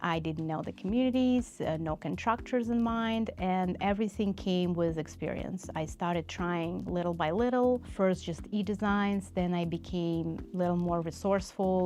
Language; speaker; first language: English; non-native, fluent; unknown